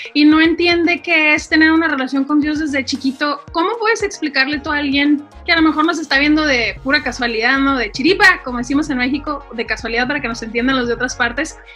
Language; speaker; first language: Spanish; native; Spanish